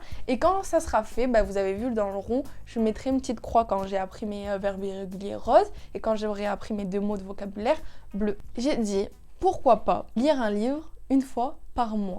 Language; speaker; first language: French; native; French